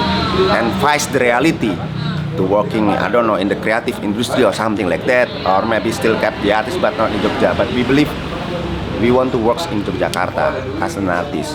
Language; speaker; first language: English; non-native, learner; Indonesian